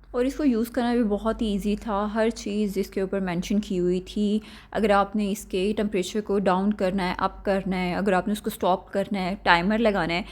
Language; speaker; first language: Urdu; native; Urdu